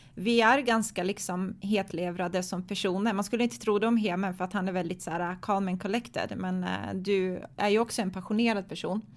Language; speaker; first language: Swedish; early bilingual, other home language; Croatian